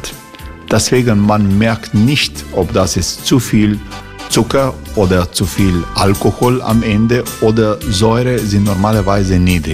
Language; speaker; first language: German; non-native, fluent; Croatian